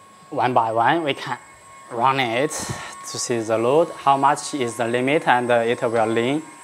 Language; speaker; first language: English; non-native, fluent; Chinese